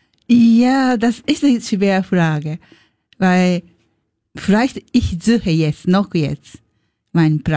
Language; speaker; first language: German; non-native, learner; Japanese